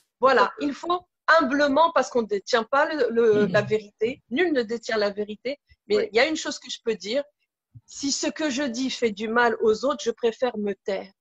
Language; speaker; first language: French; native; French